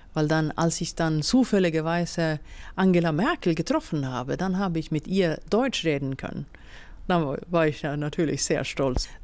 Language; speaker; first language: German; non-native, fluent; Swedish